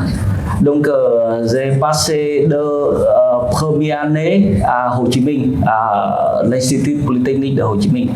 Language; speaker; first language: French; non-native, fluent; Vietnamese